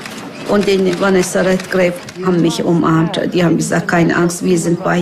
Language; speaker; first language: German; non-native, learner; Turkish